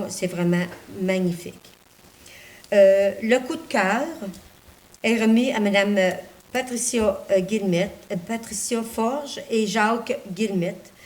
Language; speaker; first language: French; native; French